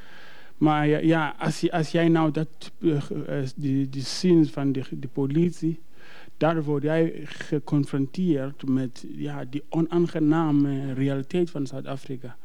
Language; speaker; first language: Dutch; non-native, fluent; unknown